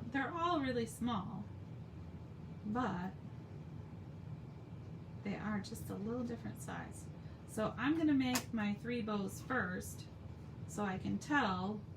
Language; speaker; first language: English; native; English